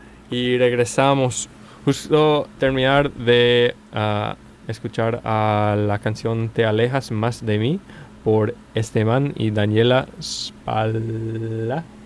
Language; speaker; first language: Spanish; non-native, learner; English